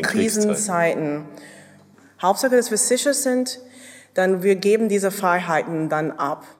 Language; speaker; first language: German; non-native, fluent; English